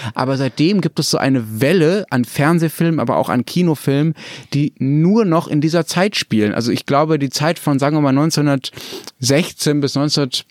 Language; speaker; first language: German; native; German